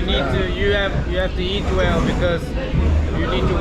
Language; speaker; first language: English; non-native, learner; Korean